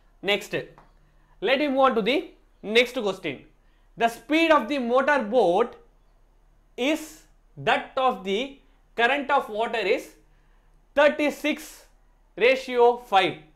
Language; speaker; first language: English; non-native, local second language; Tamil